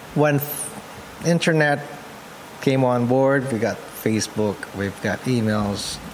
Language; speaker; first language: English; non-native, local second language; Pampanga